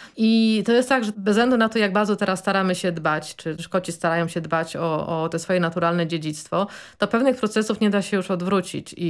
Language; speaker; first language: Polish; native; Polish